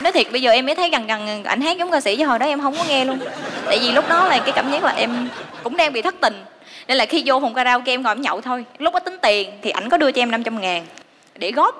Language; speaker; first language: Vietnamese; native; Vietnamese